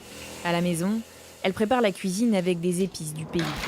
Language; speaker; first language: French; native; French